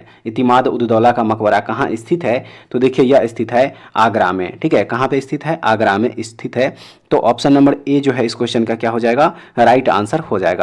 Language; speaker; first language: Hindi; native; Hindi